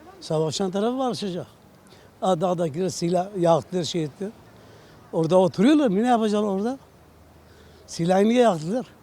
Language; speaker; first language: Turkish; non-native, local second language; Kurdish